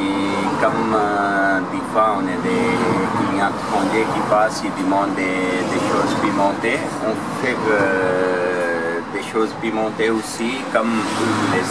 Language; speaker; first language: French; non-native, learner; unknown